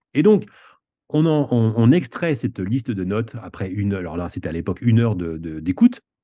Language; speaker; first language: French; native; French